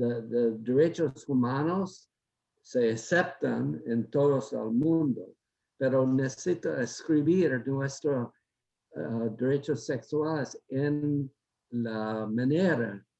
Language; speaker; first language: Spanish; non-native, learner; English